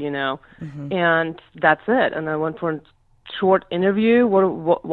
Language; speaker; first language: English; non-native, fluent; German